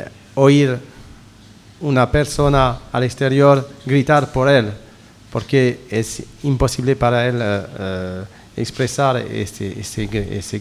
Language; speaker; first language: Spanish; non-native, learner; French